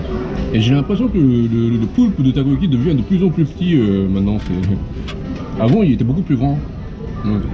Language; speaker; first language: French; non-native, fluent; Japanese